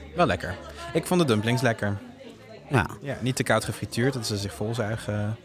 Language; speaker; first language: Dutch; non-native, fluent; French